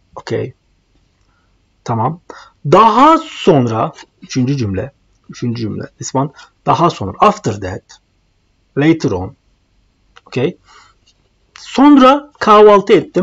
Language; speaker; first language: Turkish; non-native, fluent; Arabic